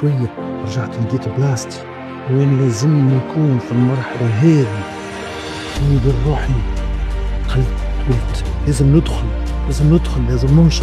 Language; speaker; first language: Arabic; native; Arabic